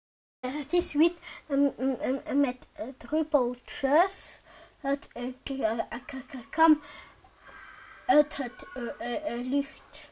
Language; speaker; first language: Dutch; non-native, learner; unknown